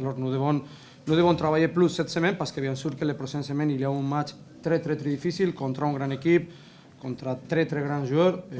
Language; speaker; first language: French; non-native, learner; Spanish